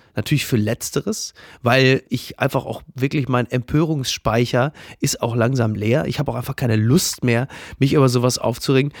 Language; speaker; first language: German; native; German